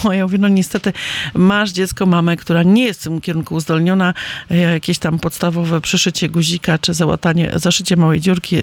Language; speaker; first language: Polish; native; Polish